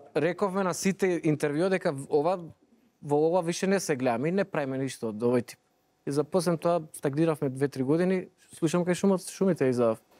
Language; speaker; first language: Macedonian; native; Macedonian